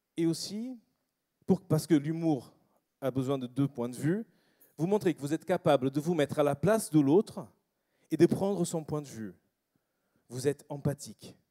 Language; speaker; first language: French; non-native, fluent; English